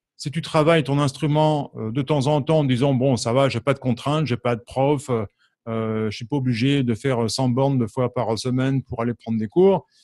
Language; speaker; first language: French; native; French